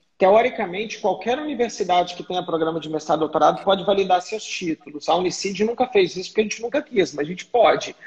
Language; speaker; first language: Portuguese; native; Portuguese